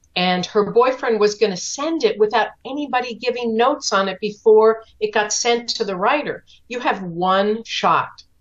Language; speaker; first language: English; native; English